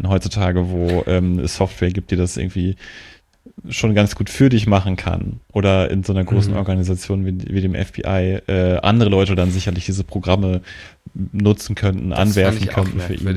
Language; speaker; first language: German; native; German